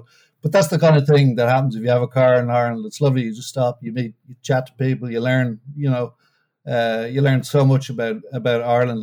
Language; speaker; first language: English; native; English